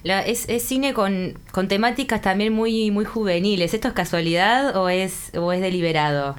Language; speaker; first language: Spanish; native; Spanish